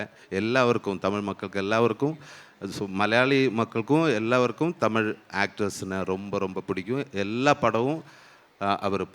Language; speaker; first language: Tamil; non-native, learner; Malayalam